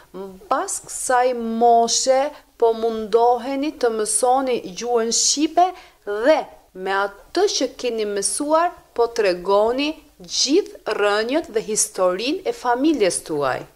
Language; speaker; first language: Albanian; native; Albanian